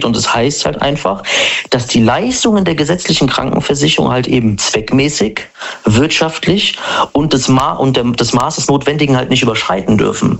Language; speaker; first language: German; native; German